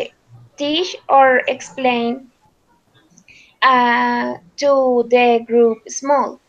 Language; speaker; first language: English; non-native, learner; Spanish